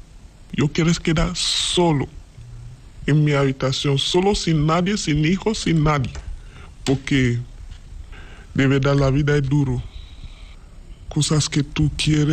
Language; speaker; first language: Spanish; non-native, learner; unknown